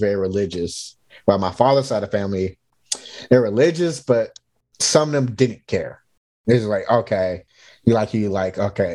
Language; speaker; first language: English; native; English